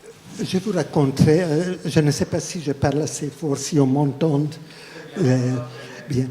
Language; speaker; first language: French; non-native, fluent; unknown